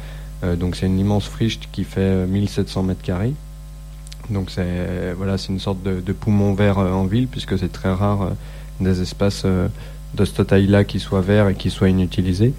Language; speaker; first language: French; native; French